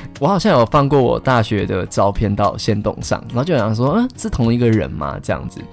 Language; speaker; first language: Chinese; native; Chinese